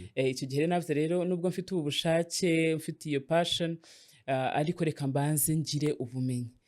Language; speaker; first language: Kinyarwanda; early bilingual, heritage; Kinyarwanda